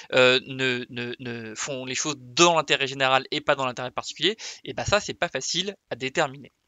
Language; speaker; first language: French; native; French